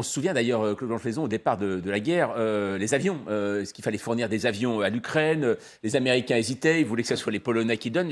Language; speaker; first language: French; native; French